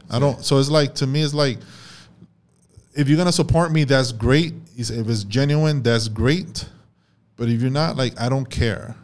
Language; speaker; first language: English; early bilingual, other home language; Spanish